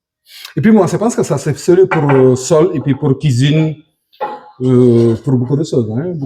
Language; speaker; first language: French; non-native, local second language; Wolof